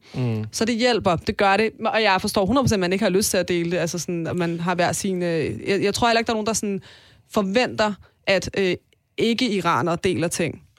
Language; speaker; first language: Danish; early bilingual, other home language; Persian